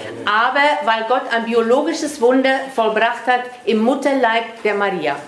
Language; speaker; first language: German; native; German